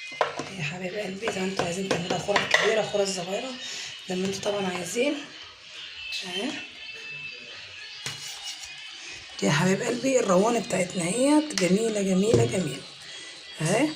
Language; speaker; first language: Arabic; native; Arabic